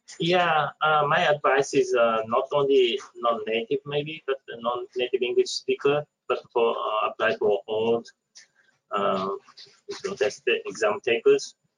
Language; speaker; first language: English; non-native, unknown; Japanese